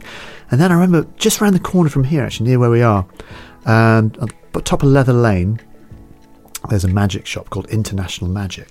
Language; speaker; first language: English; native; English